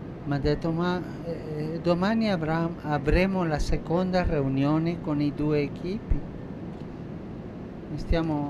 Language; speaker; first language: Italian; non-native, fluent; Spanish